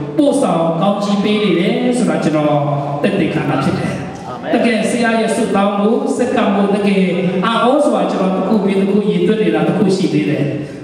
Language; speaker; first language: Burmese; non-native, local second language; Tedim Chin